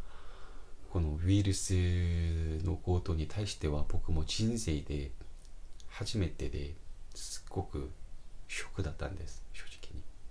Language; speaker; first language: Japanese; non-native, fluent; Korean